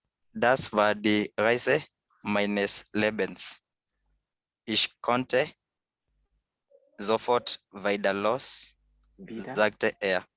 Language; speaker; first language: German; non-native, learner; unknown